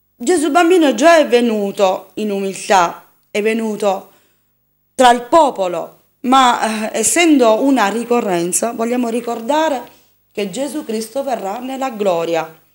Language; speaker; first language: Italian; native; Italian